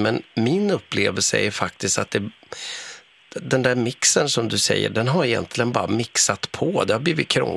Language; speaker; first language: Swedish; native; Swedish